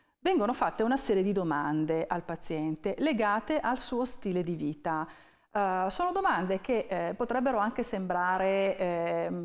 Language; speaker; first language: Italian; native; Italian